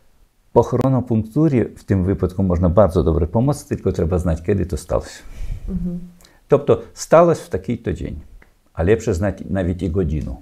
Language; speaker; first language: Polish; non-native, learner; Ukrainian